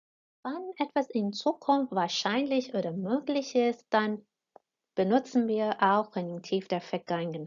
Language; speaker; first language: German; non-native, fluent; Persian